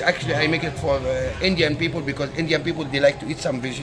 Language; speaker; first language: English; non-native, learner; Arabic